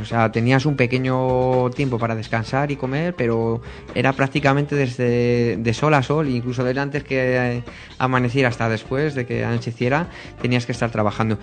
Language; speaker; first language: Spanish; native; Spanish